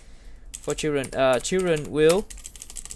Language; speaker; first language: English; non-native, learner; Vietnamese